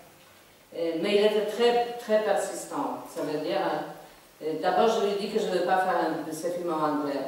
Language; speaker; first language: French; non-native, fluent; Polish